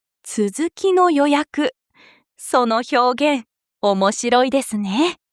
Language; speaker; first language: Japanese; non-native, fluent; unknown